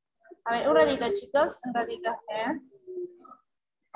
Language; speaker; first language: Spanish; native; Spanish